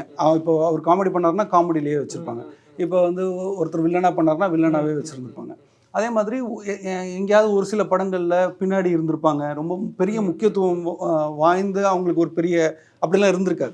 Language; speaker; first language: Tamil; native; Tamil